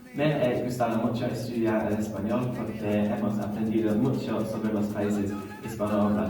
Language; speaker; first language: Spanish; non-native, learner; English